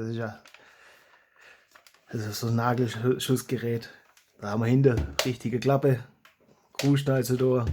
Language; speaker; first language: German; native; German